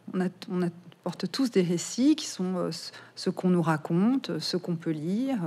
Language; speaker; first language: French; native; French